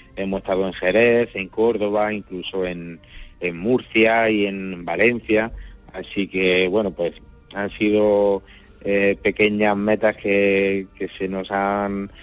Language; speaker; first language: Spanish; native; Spanish